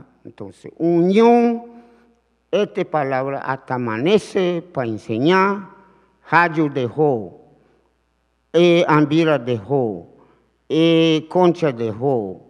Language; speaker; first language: Spanish; non-native, learner; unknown